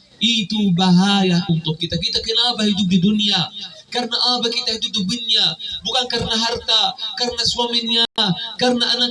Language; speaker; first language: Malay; non-native, fluent; Arabic